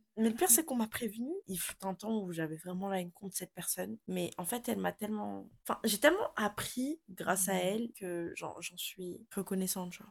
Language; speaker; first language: French; non-native, local second language; Malagasy